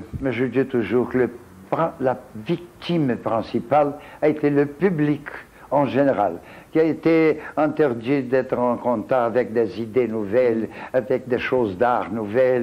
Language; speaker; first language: French; non-native, fluent; Portuguese